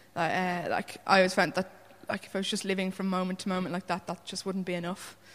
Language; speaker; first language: English; native; English